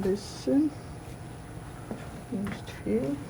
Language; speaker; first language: German; non-native, fluent; Polish